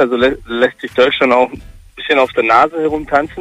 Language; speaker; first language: German; early bilingual, other home language; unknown